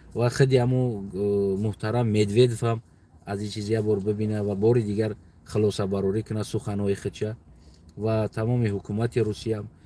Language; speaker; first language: Persian; non-native, local second language; Uzbek